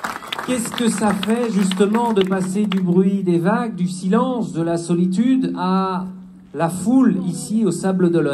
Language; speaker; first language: French; native; French